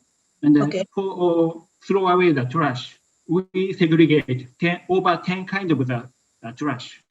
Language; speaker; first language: English; non-native, learner; Japanese